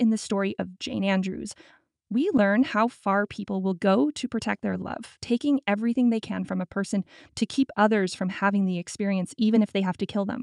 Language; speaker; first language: English; native; English